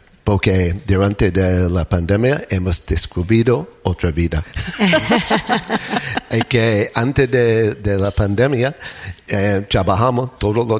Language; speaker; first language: Spanish; non-native, learner; English